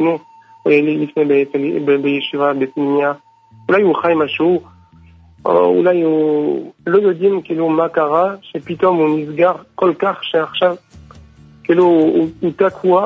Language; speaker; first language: Hebrew; non-native, fluent; French